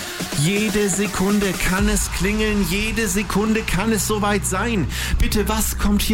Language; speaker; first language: German; native; German